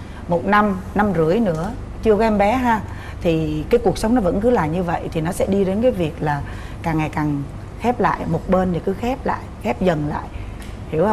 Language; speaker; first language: Vietnamese; native; Vietnamese